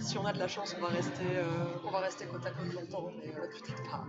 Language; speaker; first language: French; native; French